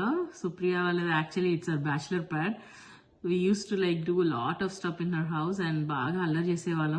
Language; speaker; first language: Telugu; native; Telugu